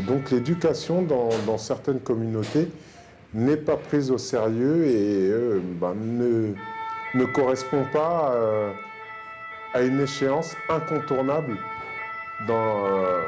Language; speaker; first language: French; native; French